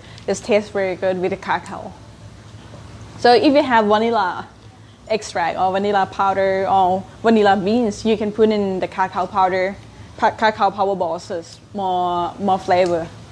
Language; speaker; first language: English; non-native, learner; Thai